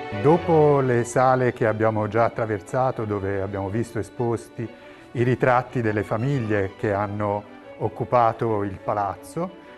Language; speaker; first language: Italian; native; Italian